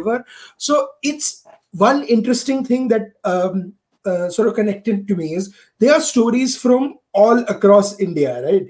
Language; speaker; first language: English; non-native, local second language; Gujarati